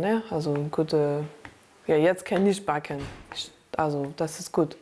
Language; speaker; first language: German; non-native, learner; French